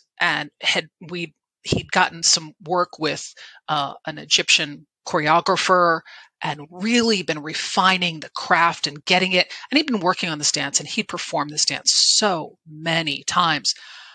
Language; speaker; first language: English; native; English